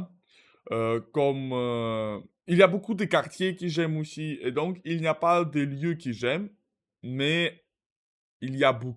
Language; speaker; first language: French; non-native, learner; Russian